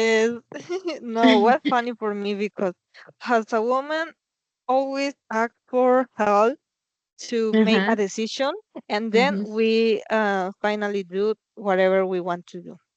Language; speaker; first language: English; non-native, learner; Spanish